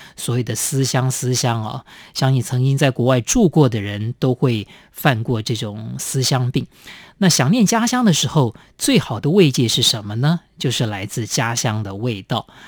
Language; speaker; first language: Chinese; native; Chinese